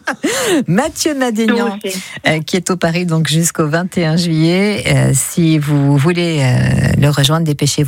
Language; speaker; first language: French; native; French